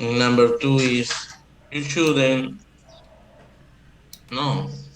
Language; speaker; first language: English; non-native, learner; Spanish